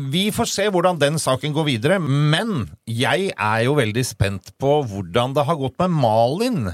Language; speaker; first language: Norwegian; native; Norwegian